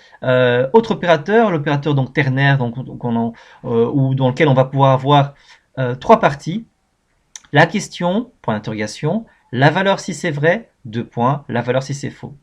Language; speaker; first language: French; native; French